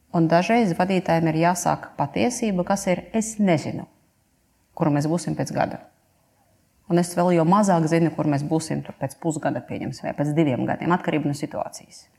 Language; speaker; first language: Latvian; non-native, local second language; Russian